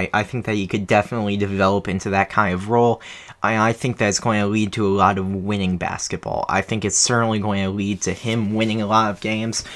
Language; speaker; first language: English; native; English